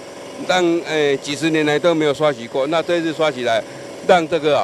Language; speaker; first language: Chinese; native; Chinese